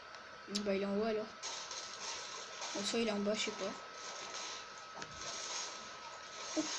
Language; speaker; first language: French; native; French